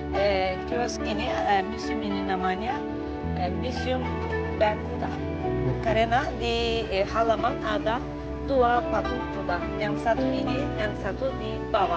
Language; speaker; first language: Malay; non-native, fluent; Turkish